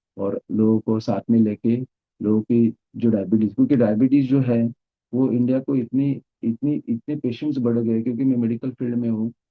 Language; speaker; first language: Hindi; non-native, local second language; Marathi